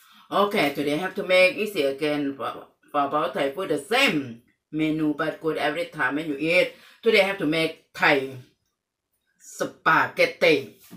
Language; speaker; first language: English; non-native, learner; Thai